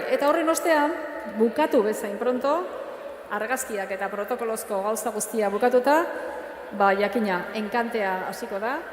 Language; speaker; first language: Basque; native; Basque